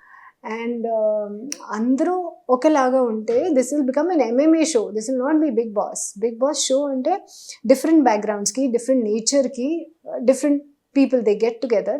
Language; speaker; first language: Telugu; non-native, local second language; Hindi